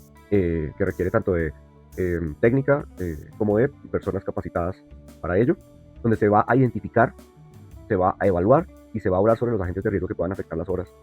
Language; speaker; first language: Spanish; native; Spanish